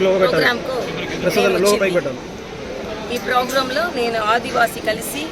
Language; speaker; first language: Telugu; non-native, learner; Tamil